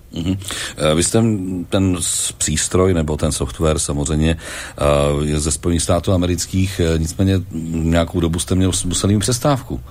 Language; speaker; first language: Czech; native; Czech